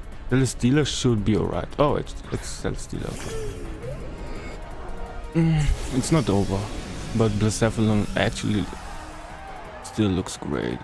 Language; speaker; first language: English; non-native, fluent; German